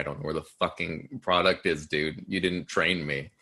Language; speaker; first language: English; native; English